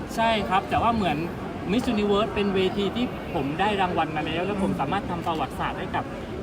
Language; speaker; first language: Thai; native; Thai